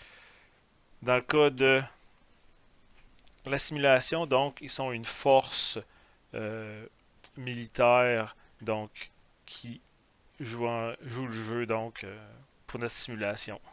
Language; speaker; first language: French; native; French